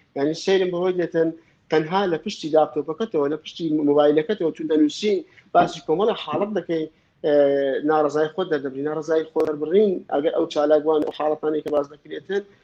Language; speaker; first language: Central Kurdish; native; Central Kurdish